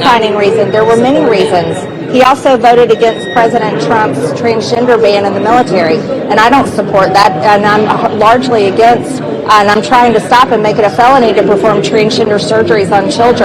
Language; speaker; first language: English; native; English